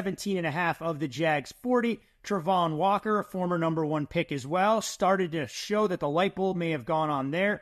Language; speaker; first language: English; native; English